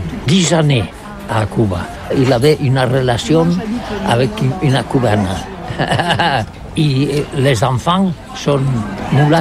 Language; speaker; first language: French; non-native, learner; Catalan